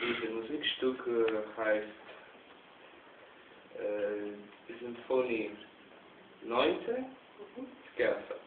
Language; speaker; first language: German; non-native, learner; Russian